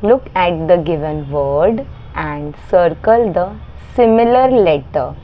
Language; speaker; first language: English; non-native, local second language; Marathi